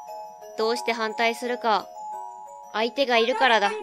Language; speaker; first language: Japanese; native; Japanese